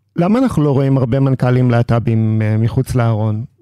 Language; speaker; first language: Hebrew; native; Hebrew